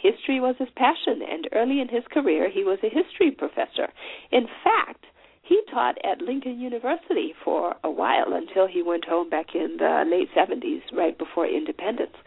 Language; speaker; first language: English; non-native, local second language; Shona